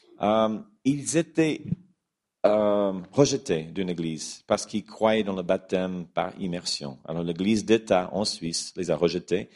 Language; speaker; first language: French; non-native, fluent; English